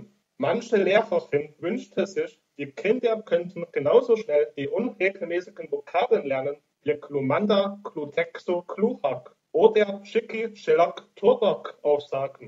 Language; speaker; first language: German; native; German